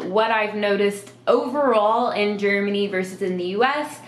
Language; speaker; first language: English; native; English